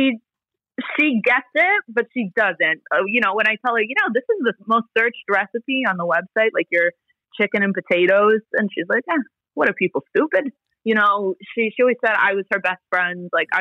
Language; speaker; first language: English; early bilingual, other home language; Italian